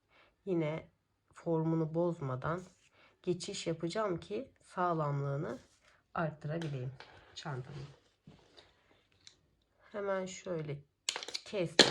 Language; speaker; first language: Turkish; native; Turkish